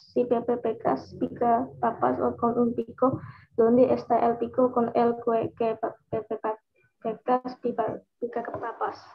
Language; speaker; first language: Spanish; non-native, learner; Indonesian